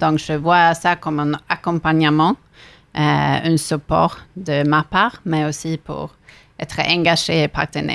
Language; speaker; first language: French; non-native, fluent; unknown